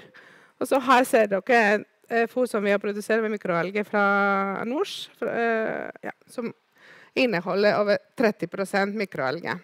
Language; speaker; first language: Norwegian; non-native, fluent; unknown